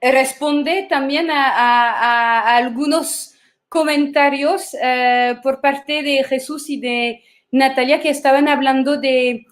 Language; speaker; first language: Spanish; non-native, fluent; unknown